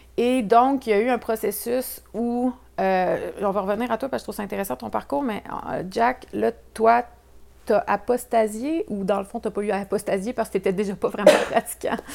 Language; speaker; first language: French; native; French